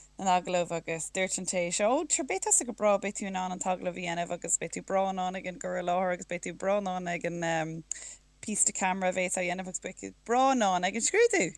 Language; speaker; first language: Irish; native; Irish